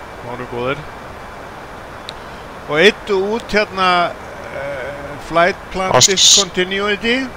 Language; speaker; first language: Icelandic; native; Icelandic